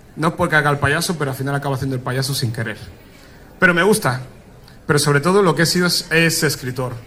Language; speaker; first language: Spanish; early bilingual, other home language; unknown